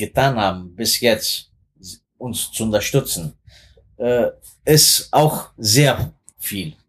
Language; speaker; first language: German; non-native, fluent; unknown